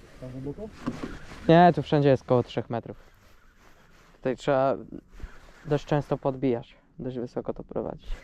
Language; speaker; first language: Polish; native; Polish